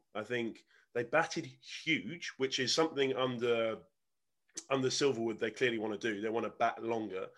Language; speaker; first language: English; native; English